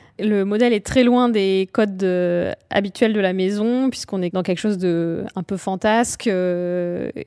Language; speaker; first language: French; native; French